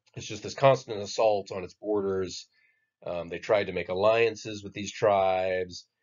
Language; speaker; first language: English; native; English